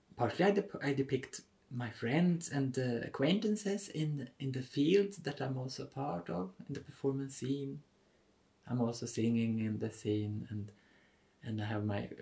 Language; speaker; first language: English; non-native, fluent; Swedish